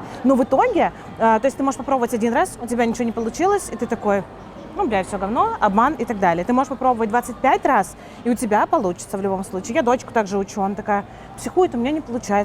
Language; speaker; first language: Russian; native; Russian